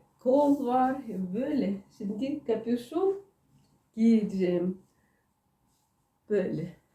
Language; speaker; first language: Turkish; non-native, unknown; Russian